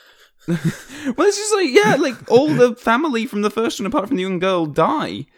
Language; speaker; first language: English; native; English